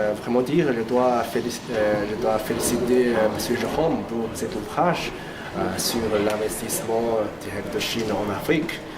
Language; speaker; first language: French; non-native, fluent; Chinese